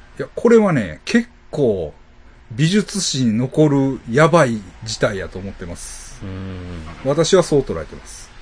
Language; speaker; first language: Japanese; native; Japanese